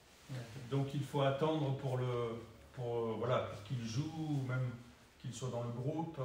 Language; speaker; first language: French; native; French